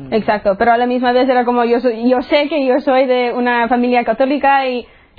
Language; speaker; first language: Spanish; early bilingual, heritage; English